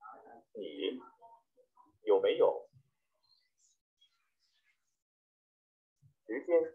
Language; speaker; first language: Chinese; non-native, learner; Vietnamese